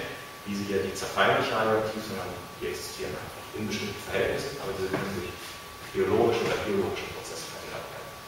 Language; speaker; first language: German; native; German